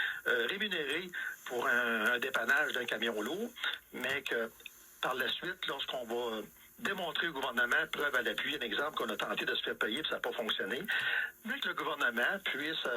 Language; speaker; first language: French; native; French